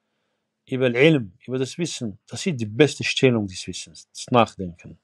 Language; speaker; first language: German; non-native, fluent; Arabic